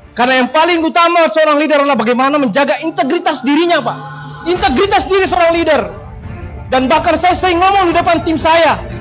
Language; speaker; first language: Indonesian; non-native, local second language; Buginese